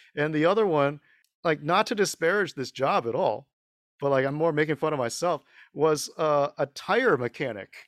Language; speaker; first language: English; early bilingual, other home language; Chinese